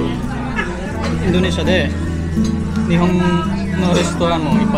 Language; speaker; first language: Japanese; non-native, fluent; Indonesian